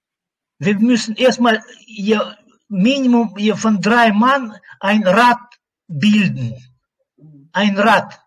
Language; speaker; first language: German; non-native, learner; Russian